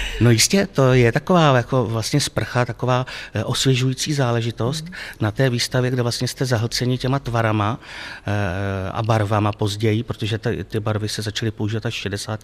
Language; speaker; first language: Czech; native; Czech